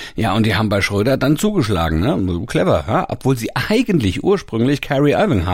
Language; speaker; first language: German; native; German